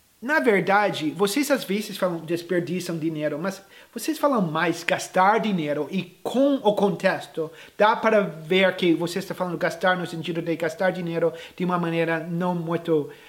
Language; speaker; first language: Portuguese; non-native, fluent; English